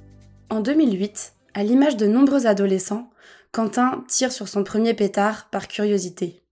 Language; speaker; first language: French; native; French